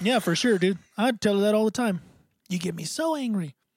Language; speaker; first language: English; native; English